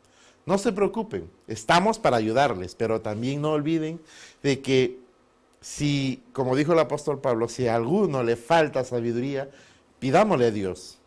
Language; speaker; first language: Spanish; native; Spanish